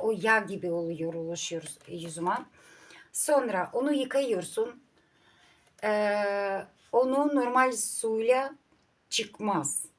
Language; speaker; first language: Turkish; non-native, learner; Russian